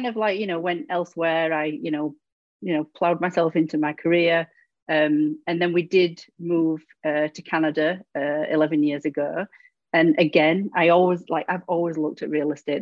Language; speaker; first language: English; native; English